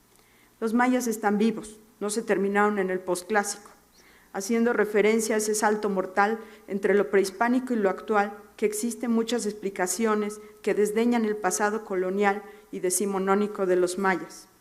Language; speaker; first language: Spanish; native; Spanish